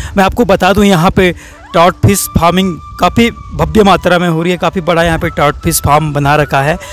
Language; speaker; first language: Hindi; native; Hindi